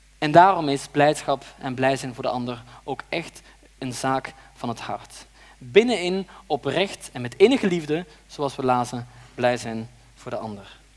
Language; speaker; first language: Dutch; native; Dutch